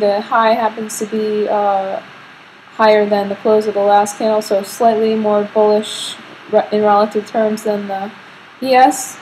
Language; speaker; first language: English; native; English